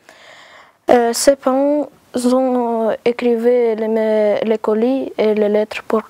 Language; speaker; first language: French; non-native, learner; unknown